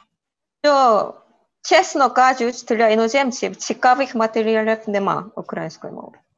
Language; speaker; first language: Ukrainian; non-native, learner; Korean